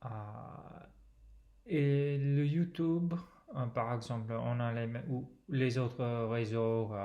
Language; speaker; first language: French; non-native, fluent; English